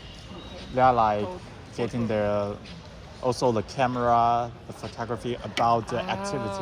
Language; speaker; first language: English; non-native, learner; Chinese